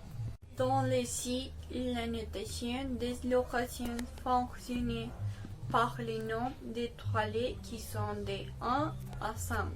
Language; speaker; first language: French; non-native, learner; Spanish